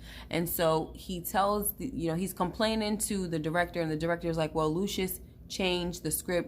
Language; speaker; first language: English; native; English